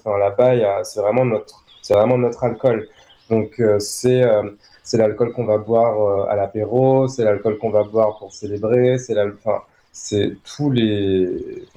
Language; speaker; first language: French; native; French